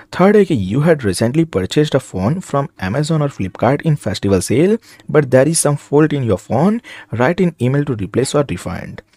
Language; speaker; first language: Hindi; non-native, local second language; Gujarati